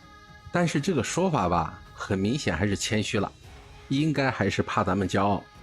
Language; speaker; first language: Chinese; native; Chinese